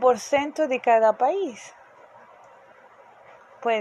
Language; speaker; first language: Portuguese; non-native, fluent; Spanish